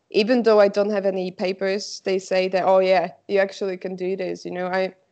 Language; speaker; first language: English; non-native, fluent; Slovak